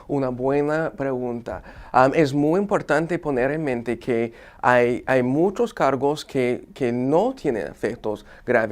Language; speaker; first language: Spanish; non-native, fluent; English